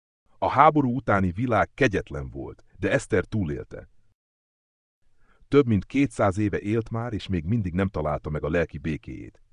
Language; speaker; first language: Hungarian; native; Hungarian